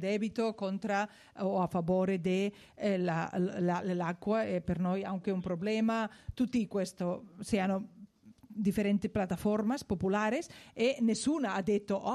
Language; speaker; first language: Italian; non-native, fluent; Spanish